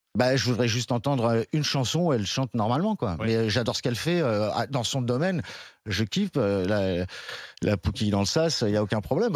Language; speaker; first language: French; native; French